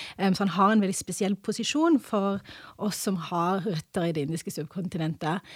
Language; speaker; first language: Norwegian; early bilingual, other home language; English